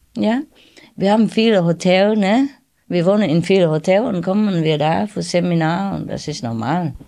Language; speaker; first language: German; non-native, learner; Vietnamese